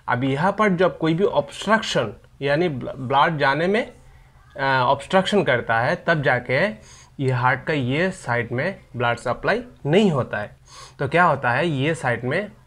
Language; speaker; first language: Hindi; non-native, local second language; Bangla